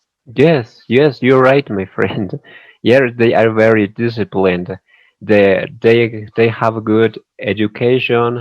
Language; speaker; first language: English; non-native, learner; Spanish